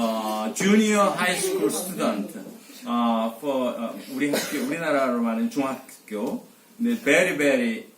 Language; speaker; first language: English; non-native, learner; Korean